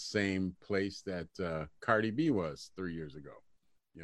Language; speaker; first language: English; native; English